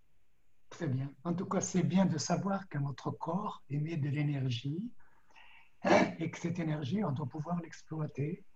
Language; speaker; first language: French; native; French